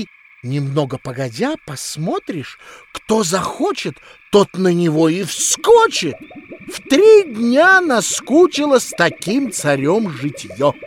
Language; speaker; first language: Russian; native; Russian